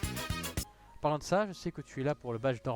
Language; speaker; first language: French; native; French